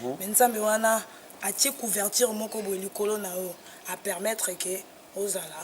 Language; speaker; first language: Lingala; non-native, local second language; Swahili